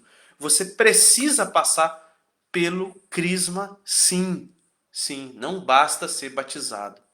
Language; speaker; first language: Portuguese; native; Portuguese